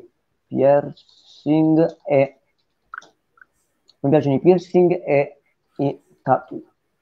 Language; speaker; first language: Italian; native; Italian